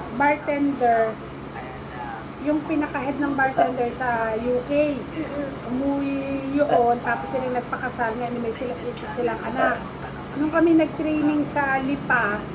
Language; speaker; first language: Filipino; native; Filipino